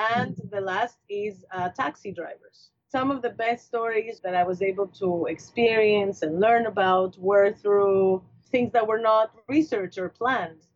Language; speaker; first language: English; non-native, fluent; Spanish